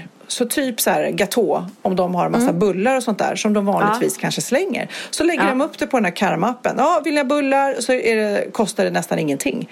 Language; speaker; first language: Swedish; native; Swedish